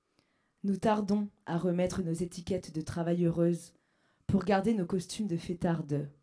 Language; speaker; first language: French; native; French